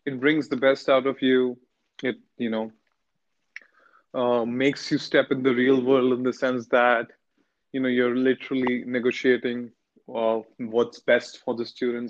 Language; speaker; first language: English; non-native, local second language; Hindi